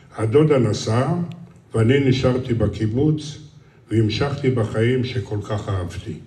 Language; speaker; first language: Hebrew; early bilingual, other home language; Romanian